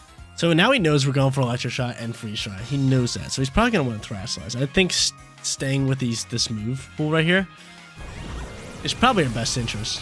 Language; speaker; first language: English; native; English